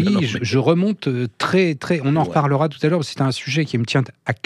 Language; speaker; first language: French; native; French